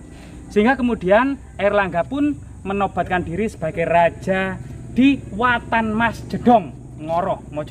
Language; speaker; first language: Indonesian; native; Indonesian